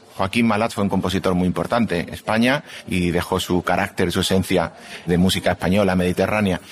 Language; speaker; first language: Spanish; native; Spanish